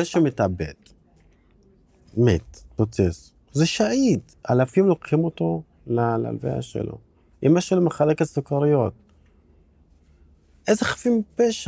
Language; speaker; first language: Hebrew; non-native, local second language; Arabic